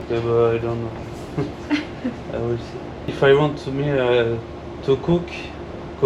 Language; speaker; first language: English; non-native, learner; French